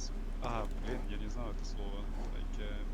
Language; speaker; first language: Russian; non-native, learner; English